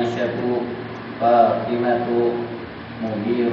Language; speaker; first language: Arabic; non-native, learner; Indonesian